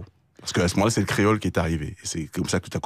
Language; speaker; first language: French; native; French